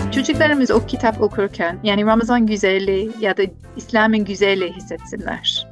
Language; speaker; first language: Turkish; non-native, fluent; English